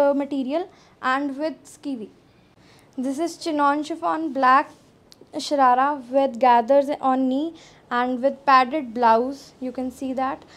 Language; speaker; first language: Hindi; non-native, local second language; Punjabi